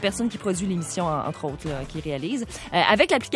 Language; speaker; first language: French; native; French